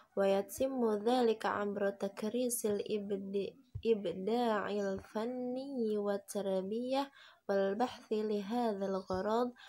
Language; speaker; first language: Arabic; non-native, learner; Indonesian